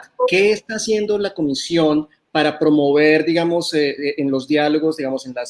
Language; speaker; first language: Spanish; native; Spanish